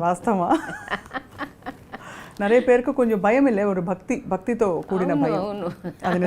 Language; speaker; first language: Telugu; native; Telugu